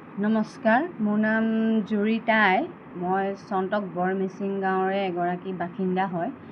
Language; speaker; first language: Assamese; non-native, local second language; Mising